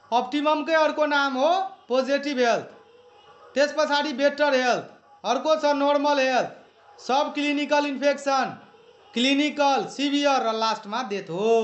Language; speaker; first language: Nepali; non-native, local second language; Maithili